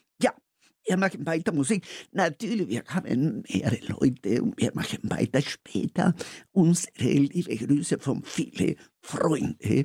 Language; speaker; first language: German; non-native, learner; Spanish